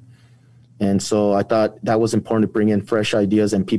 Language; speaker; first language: English; native; English